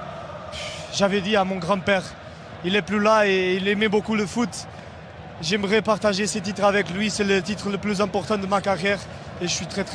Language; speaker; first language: French; non-native, fluent; Portuguese